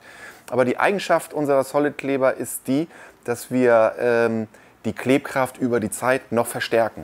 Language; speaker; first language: German; native; German